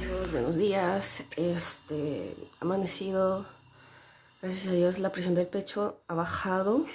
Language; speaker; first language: Spanish; native; Spanish